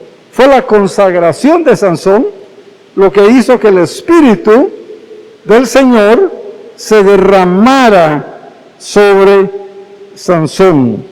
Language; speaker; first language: Spanish; native; Spanish